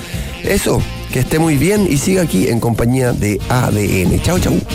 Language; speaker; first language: Spanish; native; Spanish